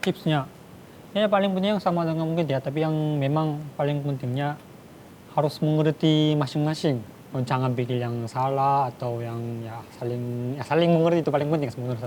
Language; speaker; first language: Indonesian; non-native, fluent; Korean